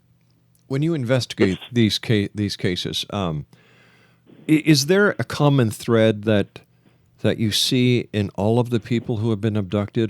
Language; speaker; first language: English; native; English